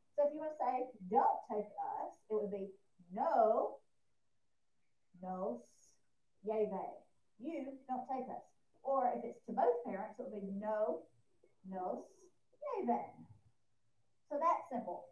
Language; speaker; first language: English; native; English